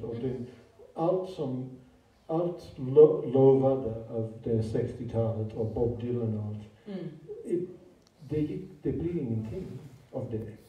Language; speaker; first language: Swedish; non-native, fluent; English